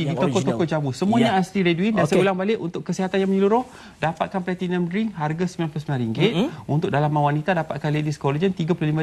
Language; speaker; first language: Malay; native; Malay